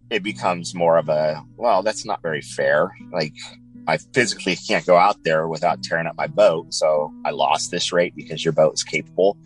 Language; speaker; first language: English; native; English